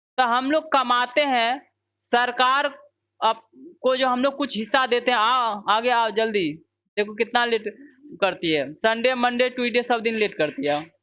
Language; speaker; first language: Hindi; native; Hindi